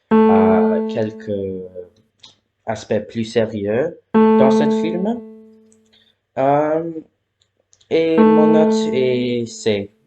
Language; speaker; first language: French; non-native, learner; English